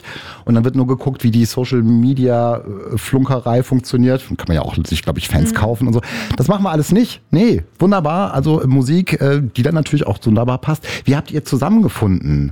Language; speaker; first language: German; native; German